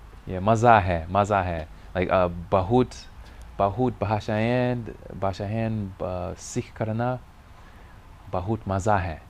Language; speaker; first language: Hindi; non-native, learner; English